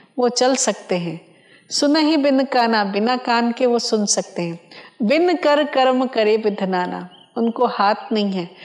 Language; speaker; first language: Hindi; non-native, local second language; Odia